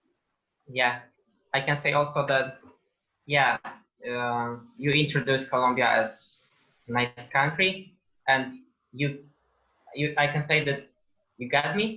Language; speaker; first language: English; non-native, learner; Polish